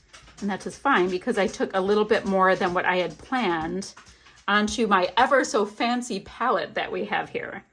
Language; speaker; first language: English; native; English